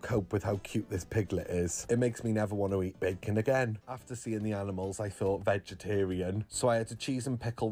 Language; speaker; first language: English; native; English